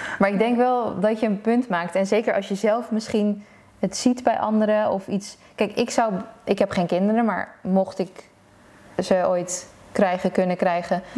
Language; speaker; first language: Dutch; early bilingual, other home language; Persian